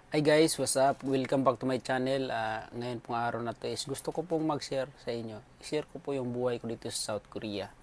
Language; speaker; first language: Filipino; non-native, local second language; Cebuano